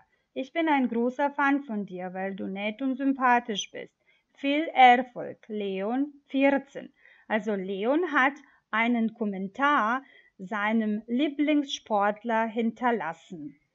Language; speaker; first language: German; non-native, fluent; Macedonian